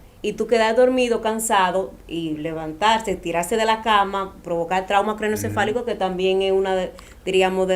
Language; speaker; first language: Spanish; native; Spanish